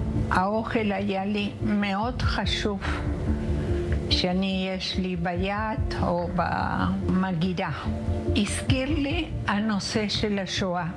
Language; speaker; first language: Hebrew; non-native, learner; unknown